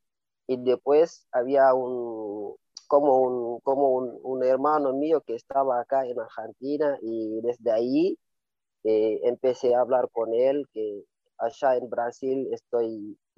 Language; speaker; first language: Spanish; non-native, learner; Wolof